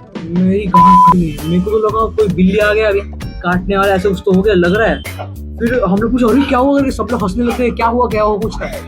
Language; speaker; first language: Hindi; non-native, local second language; Malayalam